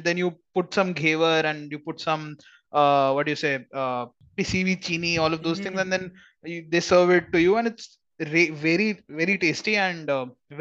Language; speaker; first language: English; non-native, local second language; Hindi